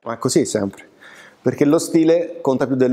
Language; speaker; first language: Italian; native; Italian